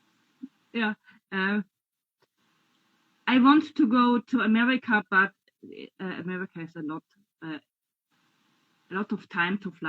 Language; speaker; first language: English; non-native, learner; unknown